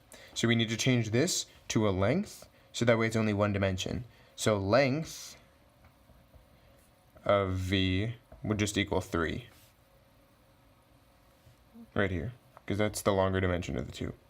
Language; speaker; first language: English; native; English